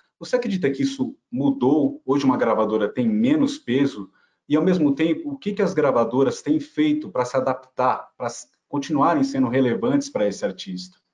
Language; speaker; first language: Portuguese; native; Portuguese